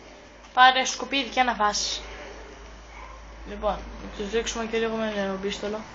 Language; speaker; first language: Greek; native; Greek